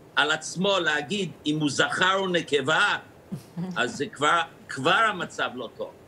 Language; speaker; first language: Hebrew; non-native, fluent; English